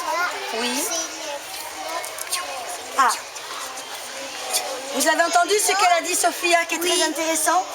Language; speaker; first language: French; native; French